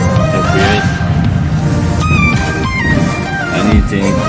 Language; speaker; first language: English; non-native, learner; Arabic